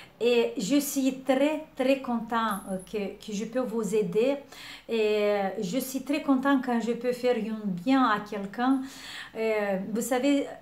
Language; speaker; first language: French; non-native, fluent; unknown